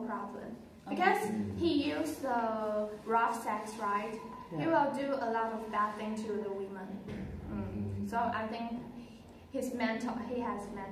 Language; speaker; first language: English; non-native, learner; Chinese